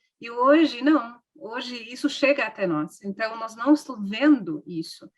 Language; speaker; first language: Portuguese; non-native, fluent; English